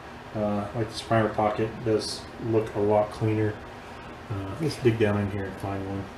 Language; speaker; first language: English; native; English